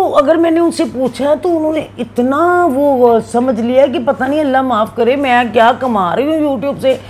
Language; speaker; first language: Urdu; non-native, local second language; Punjabi